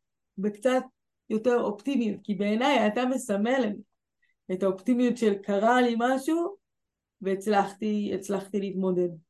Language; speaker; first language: Hebrew; native; Hebrew